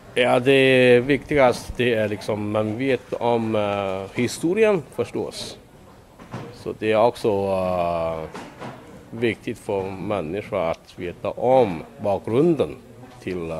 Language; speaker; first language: Swedish; non-native, fluent; Chinese